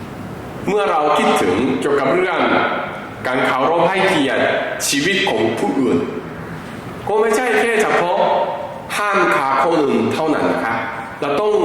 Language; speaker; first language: Thai; non-native, fluent; Korean